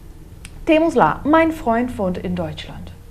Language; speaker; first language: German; non-native, fluent; Portuguese